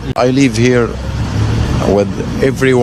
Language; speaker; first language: English; non-native, learner; Arabic